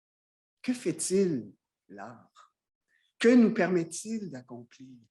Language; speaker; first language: French; native; French